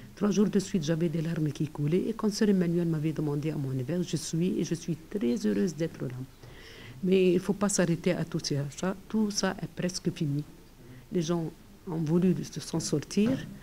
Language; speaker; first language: French; non-native, fluent; Arabic